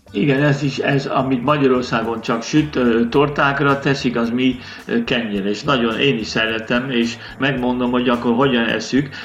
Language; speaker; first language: Hungarian; non-native, fluent; Dutch